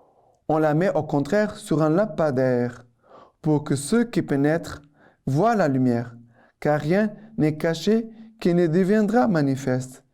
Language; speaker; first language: French; non-native, fluent; Portuguese